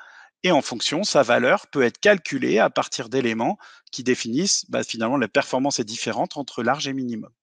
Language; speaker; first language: French; native; French